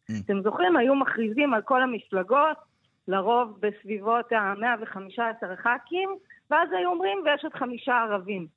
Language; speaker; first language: Hebrew; native; Hebrew